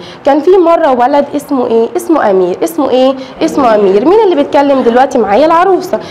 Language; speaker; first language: Arabic; native; Arabic